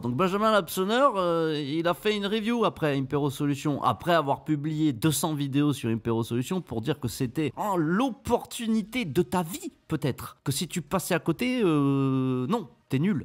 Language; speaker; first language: French; native; French